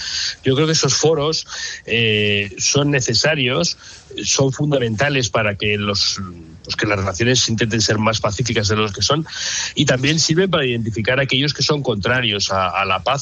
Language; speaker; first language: Spanish; native; Spanish